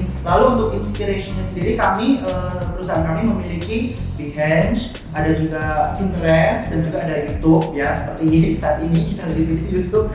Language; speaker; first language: Indonesian; native; Indonesian